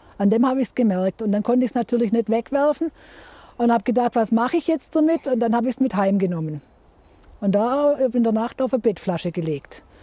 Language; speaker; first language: German; native; German